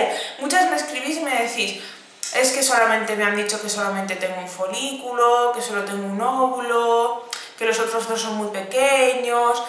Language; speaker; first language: Spanish; native; Spanish